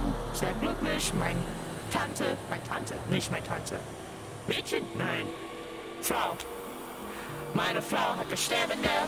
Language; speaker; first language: German; non-native, learner; English